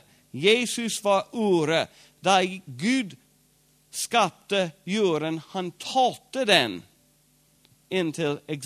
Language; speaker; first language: Norwegian; non-native, fluent; English